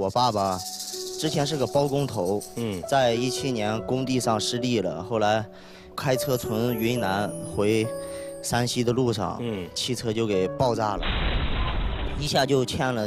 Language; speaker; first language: Chinese; native; Chinese